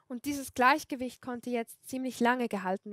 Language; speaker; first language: German; non-native, fluent; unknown